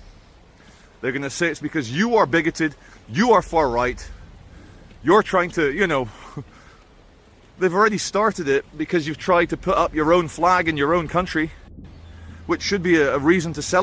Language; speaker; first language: English; native; English